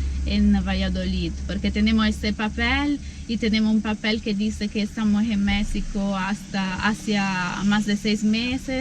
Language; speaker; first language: Spanish; non-native, learner; Italian